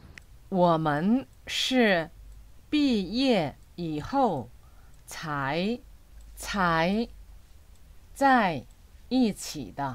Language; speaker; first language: Chinese; non-native, fluent; Korean